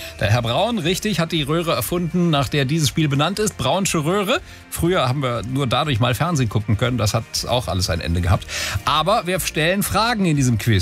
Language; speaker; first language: German; native; German